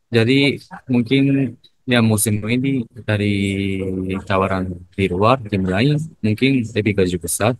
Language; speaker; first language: Indonesian; non-native, learner; Japanese